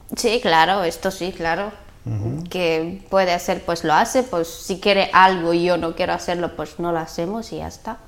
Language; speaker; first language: Spanish; non-native, learner; Bulgarian